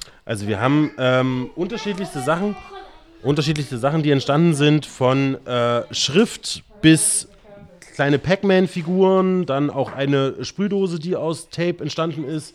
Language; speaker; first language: German; native; German